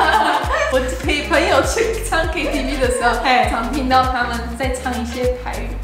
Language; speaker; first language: Chinese; non-native, fluent; English